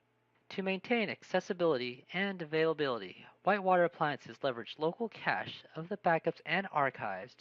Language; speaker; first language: English; native; English